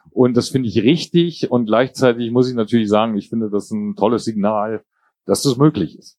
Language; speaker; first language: German; native; German